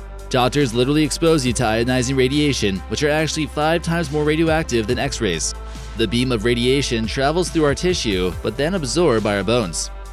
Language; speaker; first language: English; native; English